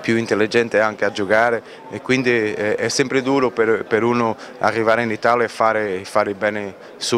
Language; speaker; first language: Italian; non-native, fluent; Portuguese